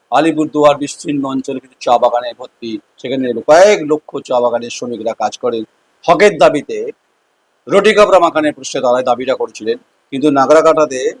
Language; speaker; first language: Bangla; native; Bangla